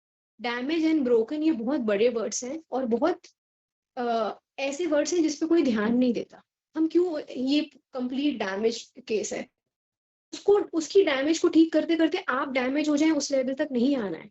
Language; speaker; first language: Hindi; native; Hindi